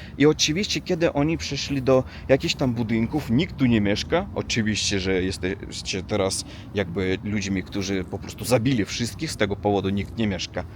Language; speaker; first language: Polish; non-native, learner; Russian